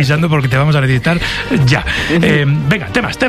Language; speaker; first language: Spanish; native; Spanish